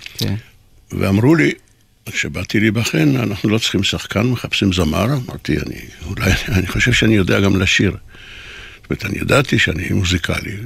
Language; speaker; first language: Hebrew; non-native, fluent; Polish